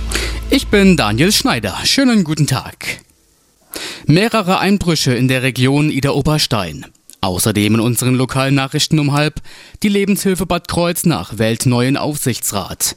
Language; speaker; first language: German; native; German